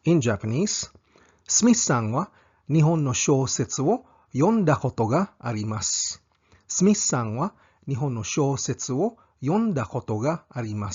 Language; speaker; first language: Japanese; non-native, fluent; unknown